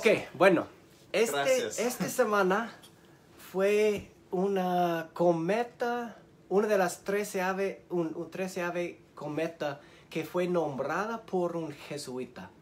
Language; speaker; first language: Spanish; early bilingual, heritage; Spanish